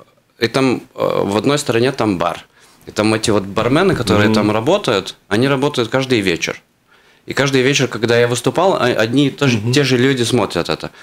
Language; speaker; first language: Russian; non-native, fluent; Latvian